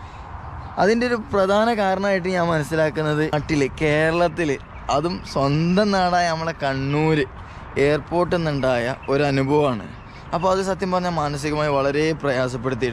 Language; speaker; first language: Malayalam; native; Malayalam